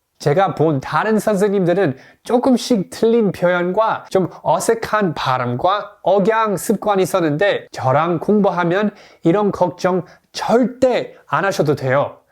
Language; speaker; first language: Korean; non-native, fluent; English